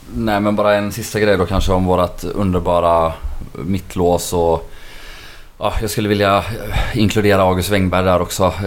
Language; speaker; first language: Swedish; native; Swedish